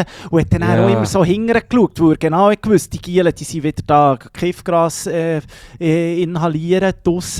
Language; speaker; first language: German; native; German